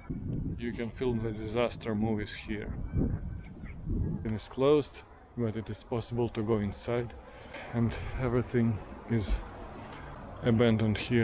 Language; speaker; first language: English; non-native, fluent; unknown